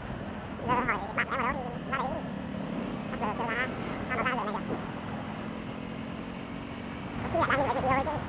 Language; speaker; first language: Vietnamese; native; Vietnamese